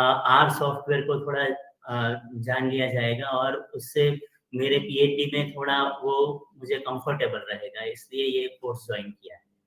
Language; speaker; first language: Hindi; non-native, local second language; Gujarati